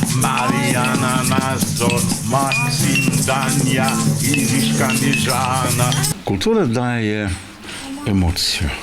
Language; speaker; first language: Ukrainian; non-native, learner; English